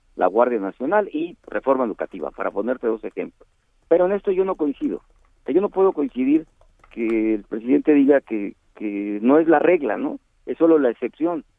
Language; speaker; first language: Spanish; native; Spanish